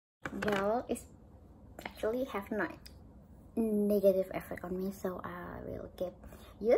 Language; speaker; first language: English; non-native, learner; Indonesian